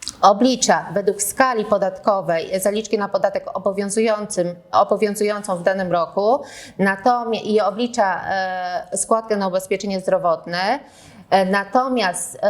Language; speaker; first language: Polish; native; Polish